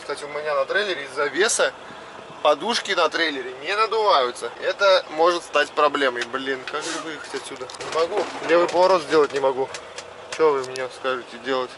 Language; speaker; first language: Russian; native; Russian